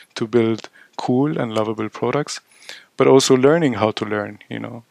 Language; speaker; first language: English; non-native, fluent; Arabic